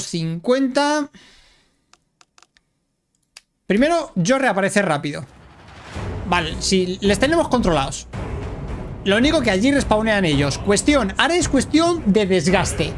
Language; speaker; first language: Spanish; native; Spanish